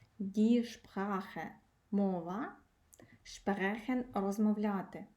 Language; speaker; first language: German; non-native, fluent; Ukrainian